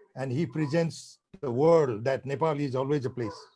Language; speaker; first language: English; non-native, local second language; Nepali